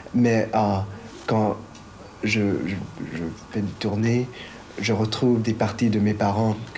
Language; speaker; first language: French; non-native, fluent; Chinese